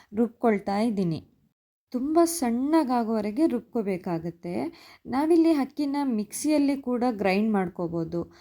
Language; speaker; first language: Kannada; non-native, local second language; Tulu